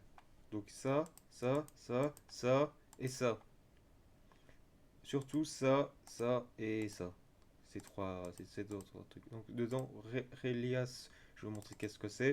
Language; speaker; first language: French; native; French